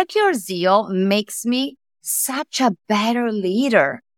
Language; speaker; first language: English; non-native, fluent; Italian